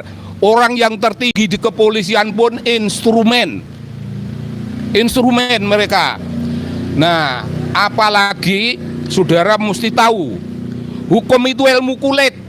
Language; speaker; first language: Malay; non-native, local second language; Javanese